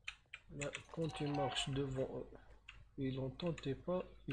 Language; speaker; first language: French; non-native, learner; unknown